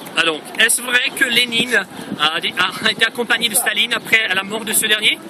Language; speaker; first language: French; non-native, fluent; Russian